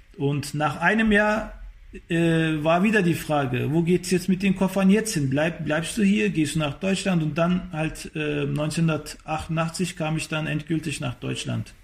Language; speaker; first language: German; early bilingual, other home language; Turkish